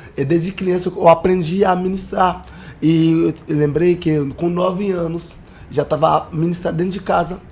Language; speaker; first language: Portuguese; non-native, learner; Haitian Creole